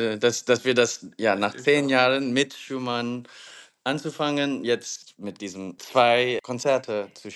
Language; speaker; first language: German; non-native, fluent; English